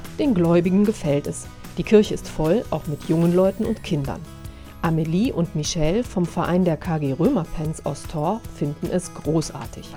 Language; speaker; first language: German; native; German